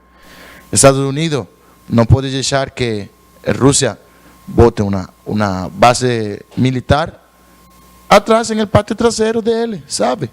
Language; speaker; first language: Portuguese; non-native, learner; Spanish